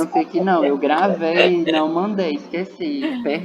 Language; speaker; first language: Portuguese; native; Portuguese